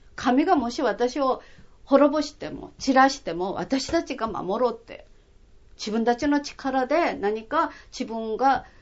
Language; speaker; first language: Japanese; non-native, fluent; Korean